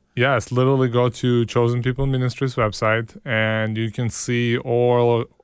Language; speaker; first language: English; early bilingual, other home language; Hebrew